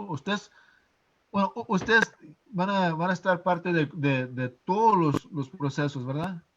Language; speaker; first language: Spanish; non-native, fluent; English